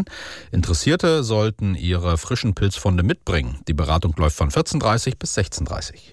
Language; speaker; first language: German; native; German